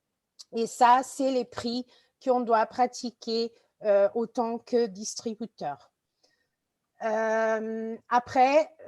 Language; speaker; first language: French; non-native, fluent; Portuguese